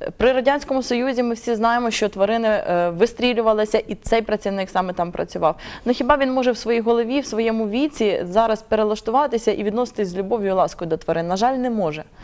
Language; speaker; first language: Ukrainian; native; Ukrainian